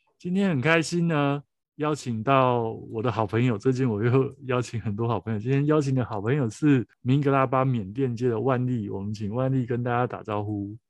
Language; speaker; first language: Chinese; native; Chinese